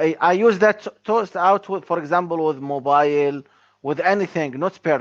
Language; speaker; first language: English; non-native, learner; Arabic